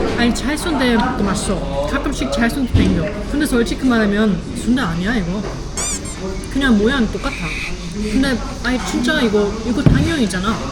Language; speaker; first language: Korean; non-native, fluent; German